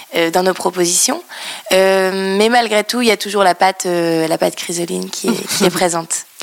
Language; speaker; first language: French; native; French